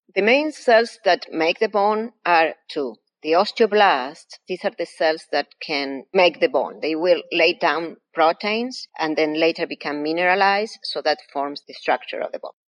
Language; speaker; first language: English; non-native, fluent; Spanish